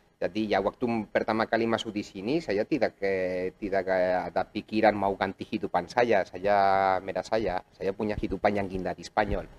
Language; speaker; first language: Indonesian; non-native, fluent; Catalan